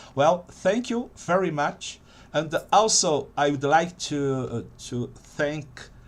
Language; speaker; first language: English; non-native, fluent; Portuguese